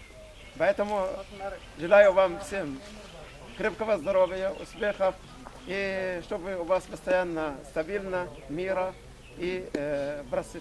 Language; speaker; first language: Russian; non-native, fluent; Arabic